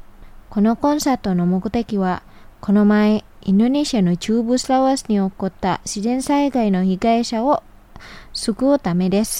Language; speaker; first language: Japanese; non-native, fluent; Indonesian